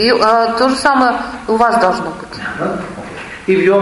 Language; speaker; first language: Russian; native; Russian